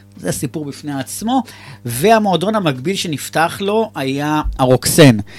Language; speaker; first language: Hebrew; native; Hebrew